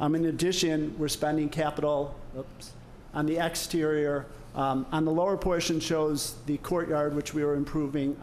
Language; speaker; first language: English; native; English